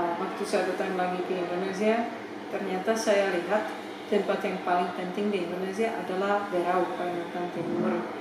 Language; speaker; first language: Indonesian; non-native, fluent; Czech